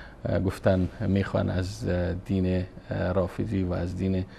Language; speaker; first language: Persian; native; Persian